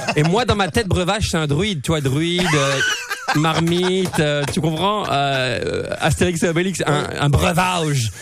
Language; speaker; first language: French; native; French